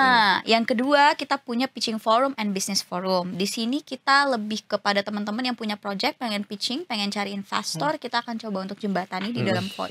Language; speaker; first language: Indonesian; native; Indonesian